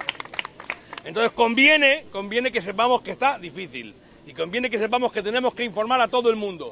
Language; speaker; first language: Spanish; native; Spanish